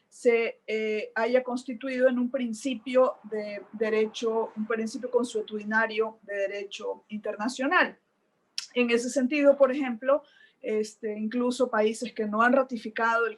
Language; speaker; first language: Spanish; native; Spanish